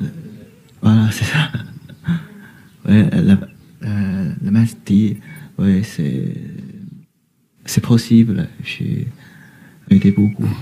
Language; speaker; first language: French; non-native, fluent; Chinese